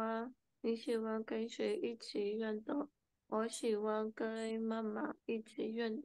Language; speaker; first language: Chinese; non-native, learner; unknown